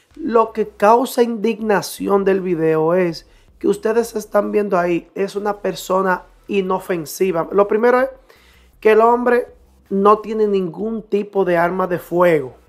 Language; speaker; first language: Spanish; native; Spanish